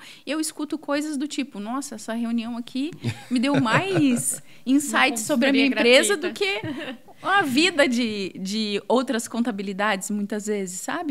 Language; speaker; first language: Portuguese; native; Portuguese